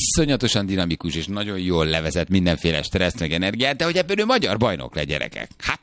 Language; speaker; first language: Hungarian; native; Hungarian